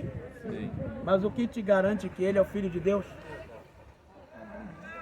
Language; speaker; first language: Portuguese; native; Portuguese